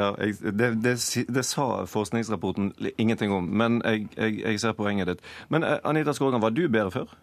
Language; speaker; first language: Norwegian; native; Norwegian